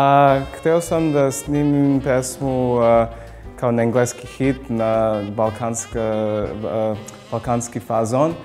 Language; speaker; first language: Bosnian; non-native, learner; English